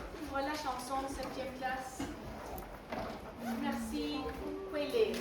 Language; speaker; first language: French; non-native, fluent; Spanish